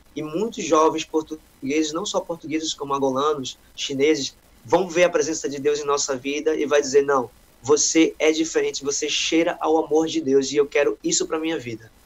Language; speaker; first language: Portuguese; native; Portuguese